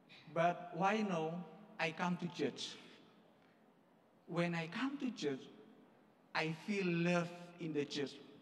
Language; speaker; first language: English; non-native, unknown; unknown